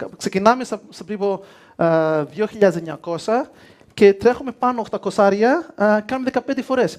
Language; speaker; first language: Greek; early bilingual, heritage; Greek